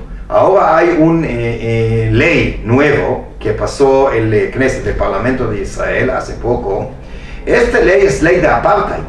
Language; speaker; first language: Spanish; non-native, fluent; Hebrew